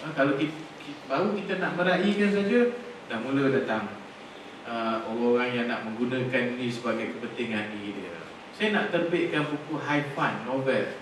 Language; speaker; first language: Malay; native; Malay